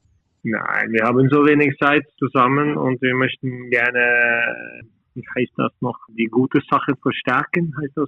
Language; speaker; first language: German; non-native, fluent; Norwegian